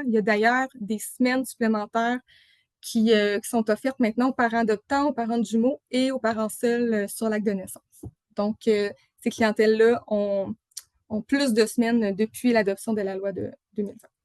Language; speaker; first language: French; native; French